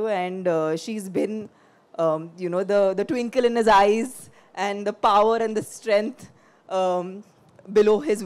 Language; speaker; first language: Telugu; non-native, fluent; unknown